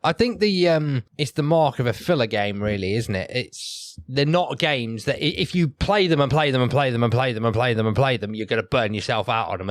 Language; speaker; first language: English; native; English